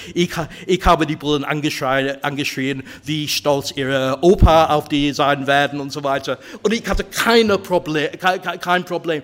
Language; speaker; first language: German; non-native, fluent; English